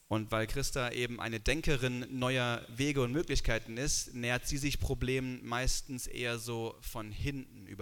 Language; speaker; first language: German; native; German